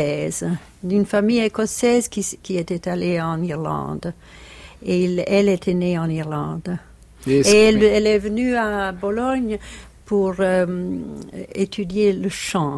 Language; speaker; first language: French; non-native, fluent; Italian